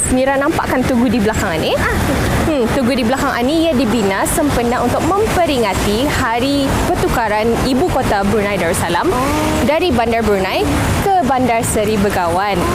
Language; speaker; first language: Malay; native; Malay